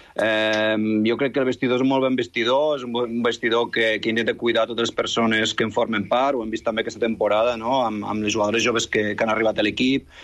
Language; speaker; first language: Catalan; native; Catalan